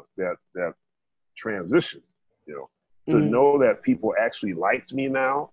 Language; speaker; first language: English; native; English